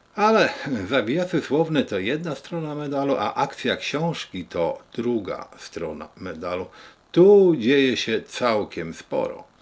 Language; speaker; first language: Polish; native; Polish